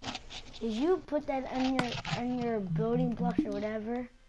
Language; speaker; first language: English; native; English